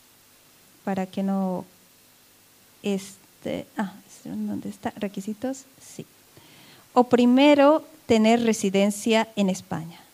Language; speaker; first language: Spanish; native; Spanish